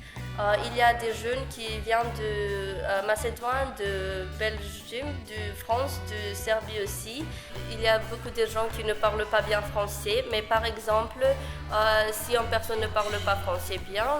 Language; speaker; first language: French; non-native, learner; Macedonian